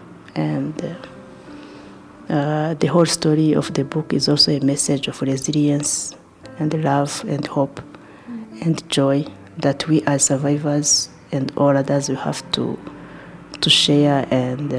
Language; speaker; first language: English; non-native, local second language; Kinyarwanda